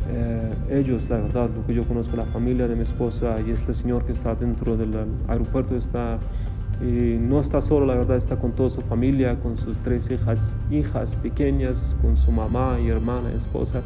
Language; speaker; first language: Spanish; non-native, fluent; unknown